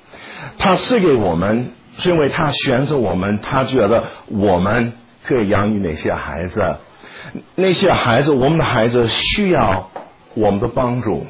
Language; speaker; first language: Chinese; non-native, fluent; English